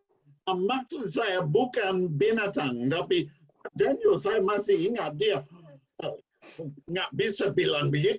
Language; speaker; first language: Indonesian; non-native, learner; English